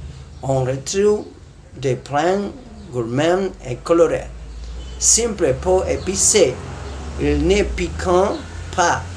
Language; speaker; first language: French; non-native, learner; Spanish